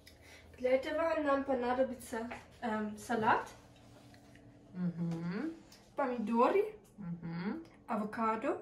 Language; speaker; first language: Russian; early bilingual, heritage; Russian